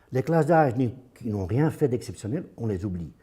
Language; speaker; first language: French; non-native, fluent; Dutch